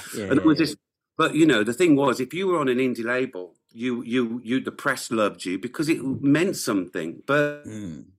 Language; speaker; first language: English; native; English